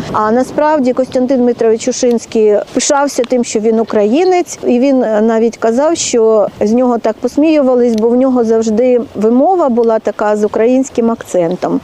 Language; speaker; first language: Ukrainian; native; Ukrainian